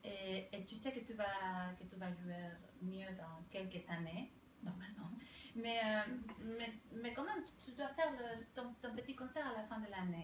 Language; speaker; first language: French; non-native, fluent; Spanish